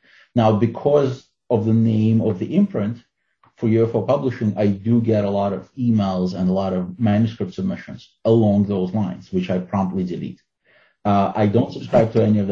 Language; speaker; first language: English; non-native, fluent; Russian